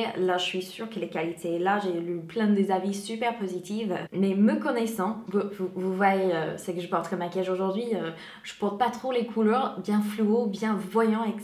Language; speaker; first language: French; non-native, fluent; English